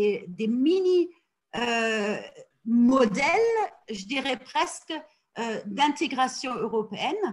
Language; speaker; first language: French; non-native, fluent; German